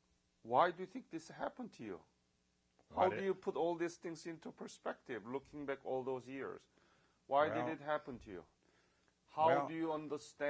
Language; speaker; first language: English; non-native, fluent; Korean